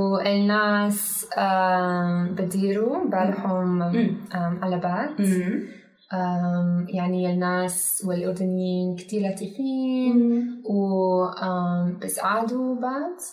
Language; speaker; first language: Arabic; non-native, learner; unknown